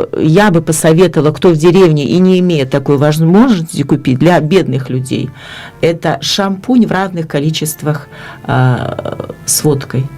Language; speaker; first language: Russian; native; Russian